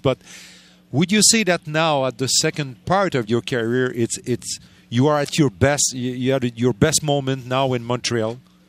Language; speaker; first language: English; non-native, fluent; French